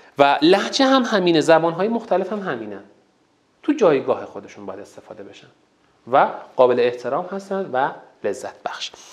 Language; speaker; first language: Persian; non-native, local second language; Azerbaijani